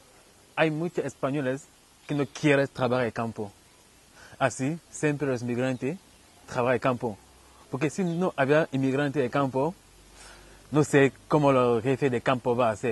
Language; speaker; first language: Spanish; non-native, fluent; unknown